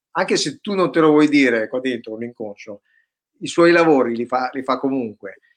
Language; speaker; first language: Italian; native; Italian